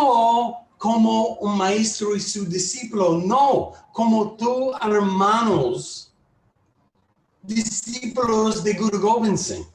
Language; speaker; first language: Spanish; non-native, learner; English